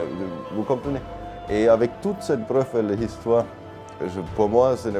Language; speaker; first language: French; non-native, learner; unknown